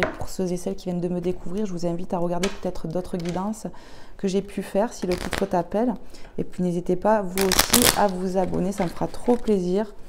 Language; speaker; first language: French; native; French